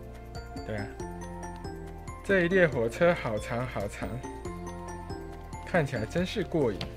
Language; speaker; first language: Chinese; native; Chinese